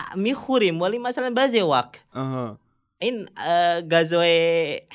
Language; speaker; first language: Persian; non-native, learner; Indonesian